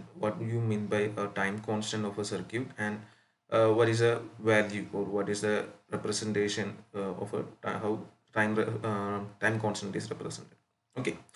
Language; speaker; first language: English; non-native, local second language; Malayalam